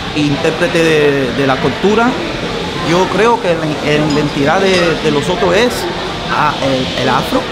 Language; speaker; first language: Spanish; early bilingual, heritage; Spanish